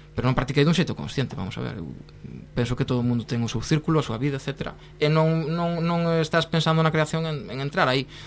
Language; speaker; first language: Galician; non-native, local second language; Spanish